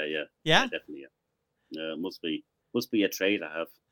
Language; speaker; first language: English; native; English